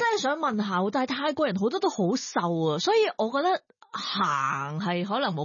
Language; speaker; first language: Cantonese; native; Cantonese